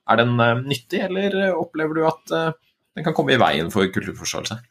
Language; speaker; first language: Norwegian; native; Norwegian